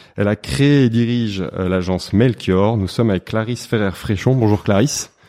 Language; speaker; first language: French; native; French